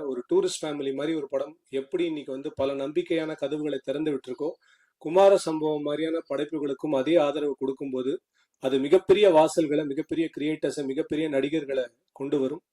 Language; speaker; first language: Tamil; native; Tamil